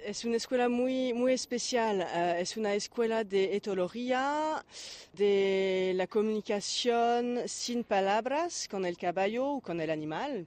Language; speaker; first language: Spanish; non-native, learner; French